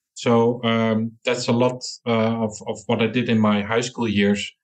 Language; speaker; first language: English; non-native, fluent; Dutch